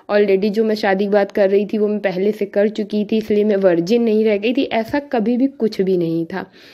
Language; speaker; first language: Hindi; native; Hindi